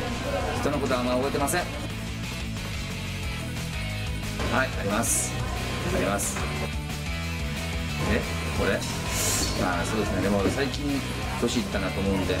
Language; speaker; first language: Japanese; native; Japanese